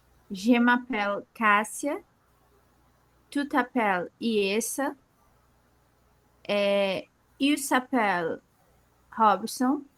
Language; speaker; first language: French; non-native, learner; Portuguese